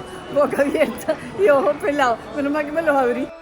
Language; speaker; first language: Spanish; native; Spanish